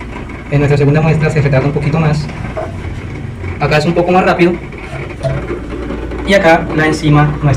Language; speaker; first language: Spanish; native; Spanish